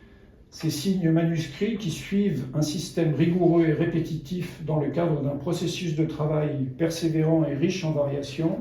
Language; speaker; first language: French; native; French